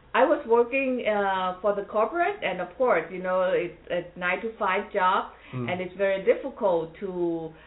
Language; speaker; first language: English; non-native, fluent; Thai